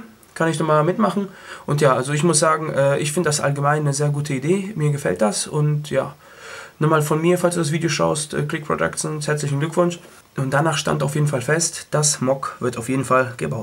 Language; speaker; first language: German; native; German